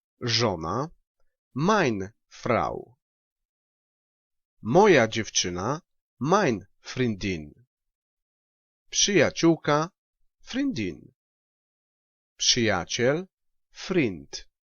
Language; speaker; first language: German; non-native, learner; Polish